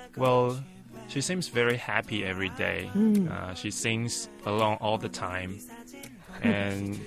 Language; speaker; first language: English; non-native, fluent; Chinese